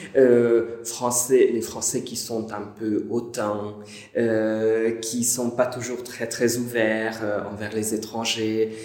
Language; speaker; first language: French; non-native, fluent; Hungarian